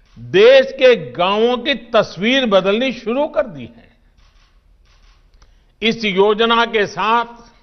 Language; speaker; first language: Hindi; non-native, local second language; Gujarati